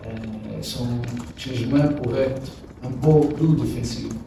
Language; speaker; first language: French; non-native, learner; Portuguese